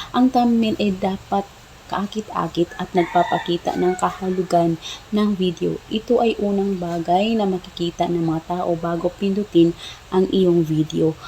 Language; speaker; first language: Filipino; non-native, local second language; Cebuano